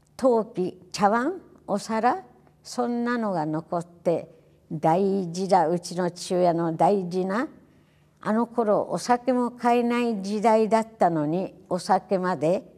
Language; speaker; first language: Japanese; native; Japanese